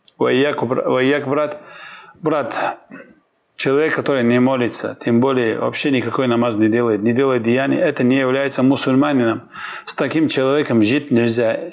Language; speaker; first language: Russian; non-native, local second language; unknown